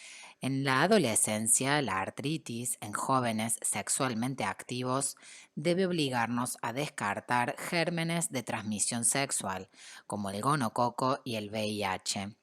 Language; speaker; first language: Spanish; native; Spanish